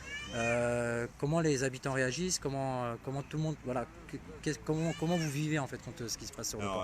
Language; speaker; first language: French; native; French